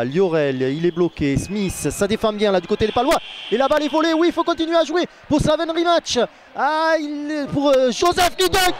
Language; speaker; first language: French; native; French